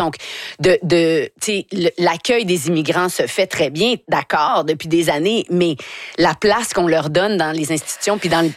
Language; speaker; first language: French; native; French